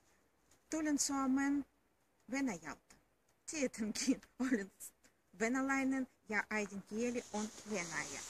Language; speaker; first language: Finnish; non-native, learner; Russian